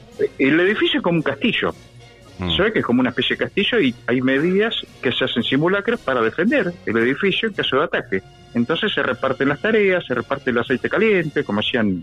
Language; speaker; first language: Spanish; native; Spanish